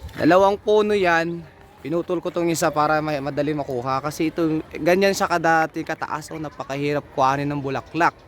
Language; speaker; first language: Filipino; non-native, local second language; Iloko